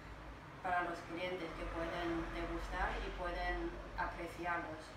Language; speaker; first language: Spanish; non-native, fluent; Chinese